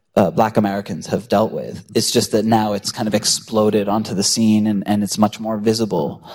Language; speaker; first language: English; native; English